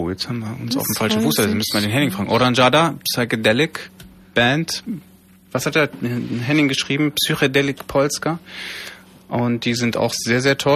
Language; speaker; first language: German; native; German